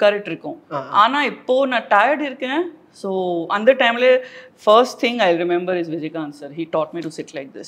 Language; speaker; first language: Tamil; non-native, learner; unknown